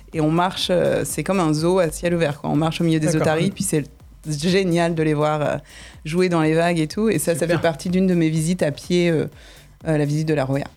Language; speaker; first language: French; native; French